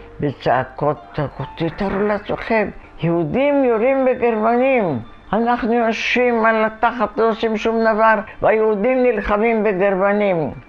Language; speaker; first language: Hebrew; non-native, fluent; Polish